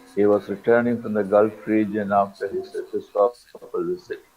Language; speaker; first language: English; non-native, local second language; Malayalam